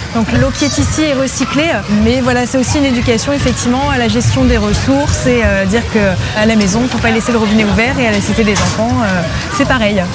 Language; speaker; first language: French; native; French